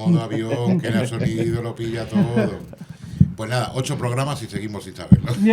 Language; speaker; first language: Spanish; native; Spanish